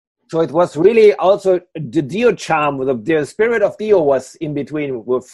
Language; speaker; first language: English; non-native, fluent; German